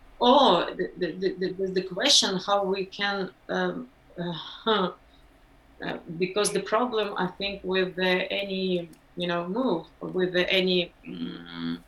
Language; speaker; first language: English; non-native, learner; Ukrainian